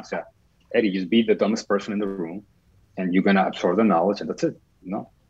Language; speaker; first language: English; non-native, fluent; Spanish